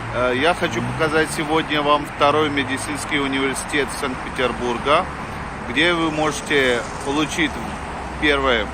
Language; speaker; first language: Russian; non-native, fluent; Hindi